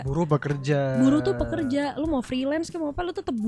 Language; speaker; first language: Indonesian; native; Indonesian